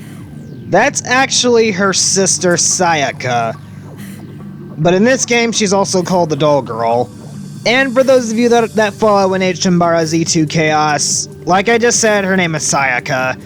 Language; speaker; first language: English; native; English